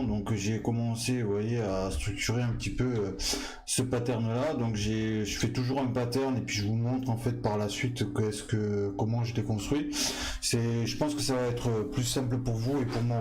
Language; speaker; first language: French; native; French